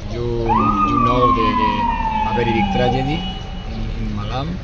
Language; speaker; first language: English; non-native, learner; Spanish